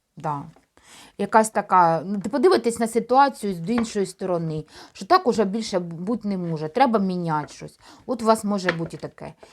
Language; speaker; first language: Ukrainian; non-native, local second language; Russian